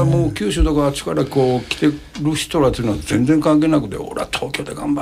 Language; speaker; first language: Japanese; native; Japanese